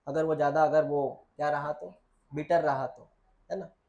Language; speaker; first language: Hindi; non-native, local second language; Marathi